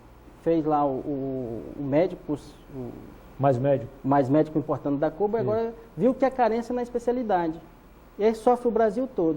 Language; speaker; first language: Portuguese; native; Portuguese